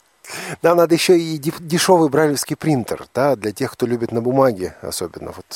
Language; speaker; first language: Russian; native; Russian